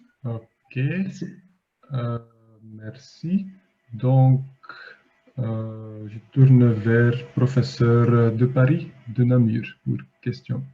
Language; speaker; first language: French; non-native, fluent; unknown